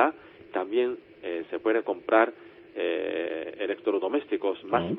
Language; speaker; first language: Spanish; non-native, fluent; Japanese